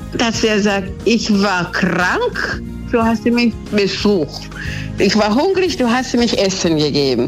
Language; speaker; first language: German; non-native, learner; Swahili